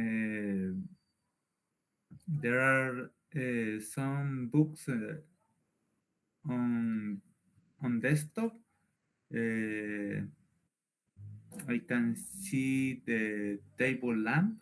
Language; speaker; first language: English; non-native, learner; Spanish